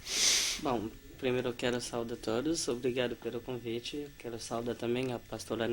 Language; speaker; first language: Portuguese; non-native, fluent; Haitian Creole